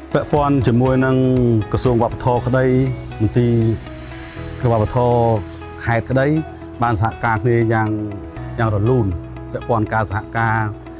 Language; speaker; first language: Khmer; native; Khmer